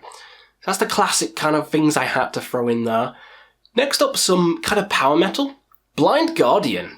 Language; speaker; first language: English; native; English